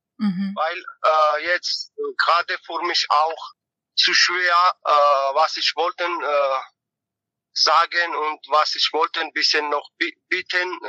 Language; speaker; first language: German; non-native, learner; Georgian